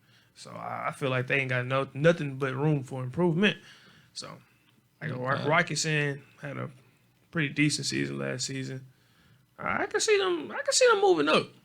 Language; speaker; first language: English; native; English